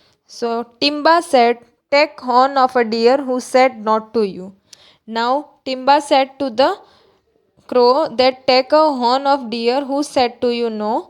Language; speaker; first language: English; non-native, local second language; Gujarati